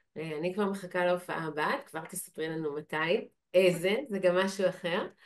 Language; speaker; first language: Hebrew; native; Hebrew